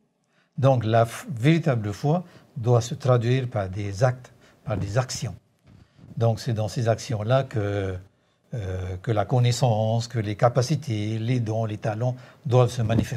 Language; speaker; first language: French; native; French